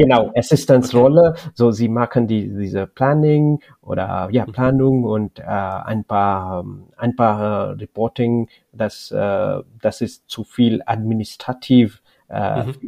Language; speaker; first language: German; non-native, learner; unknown